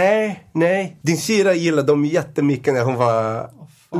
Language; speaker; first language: Swedish; non-native, fluent; Portuguese